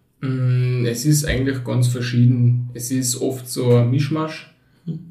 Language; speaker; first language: German; early bilingual, other home language; Turkish